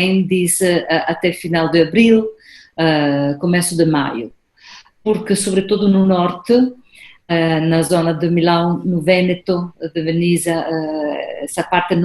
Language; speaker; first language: Portuguese; non-native, fluent; Spanish